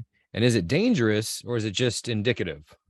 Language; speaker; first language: English; native; English